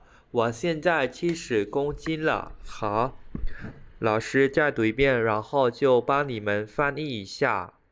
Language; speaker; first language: Chinese; non-native, fluent; Khmer